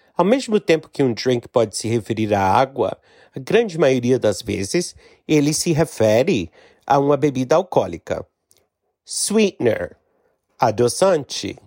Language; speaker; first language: Portuguese; non-native, fluent; English